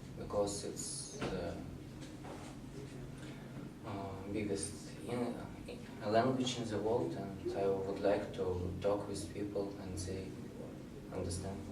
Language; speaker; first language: English; non-native, learner; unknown